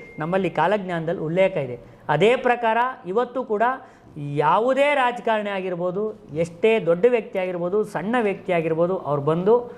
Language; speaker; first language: Kannada; native; Kannada